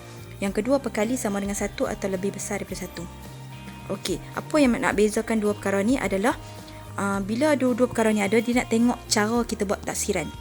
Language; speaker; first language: Malay; native; Malay